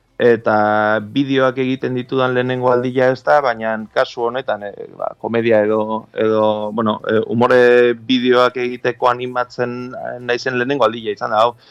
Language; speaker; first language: Basque; native; Basque